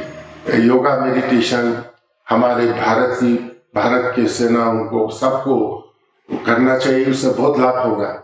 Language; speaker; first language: Hindi; non-native, local second language; Ladakhi